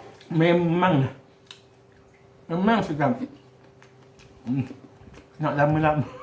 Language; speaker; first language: Malay; native; Malay